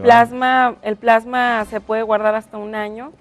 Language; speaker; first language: Spanish; native; Spanish